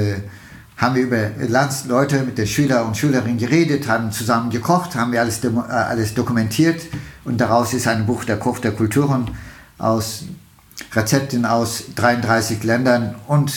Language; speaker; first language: German; non-native, fluent; Turkish